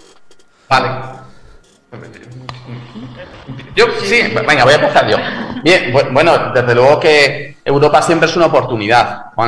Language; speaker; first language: Spanish; native; Spanish